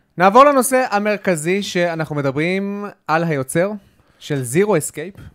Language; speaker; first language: Hebrew; native; Hebrew